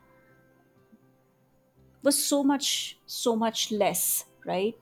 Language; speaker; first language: English; non-native, local second language; Bangla